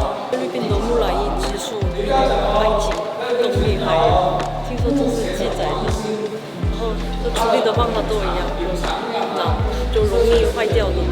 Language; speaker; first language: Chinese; non-native, fluent; Korean